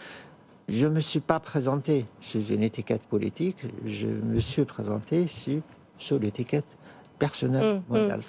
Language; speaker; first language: French; non-native, fluent; Arabic